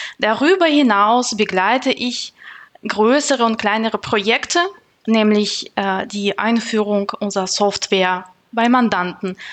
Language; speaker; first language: German; non-native, fluent; Russian